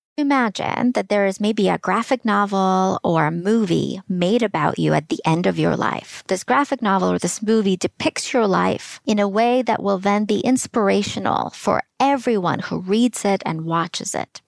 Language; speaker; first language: English; early bilingual, other home language; Russian